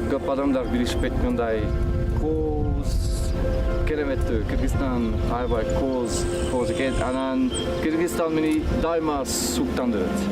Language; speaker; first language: Kyrgyz; non-native, learner; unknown